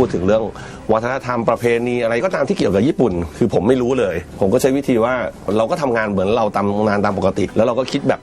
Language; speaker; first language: Thai; native; Thai